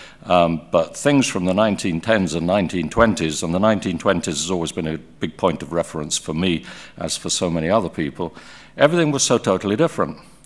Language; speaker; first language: English; native; English